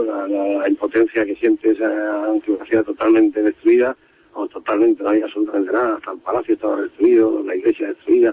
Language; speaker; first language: Spanish; native; Spanish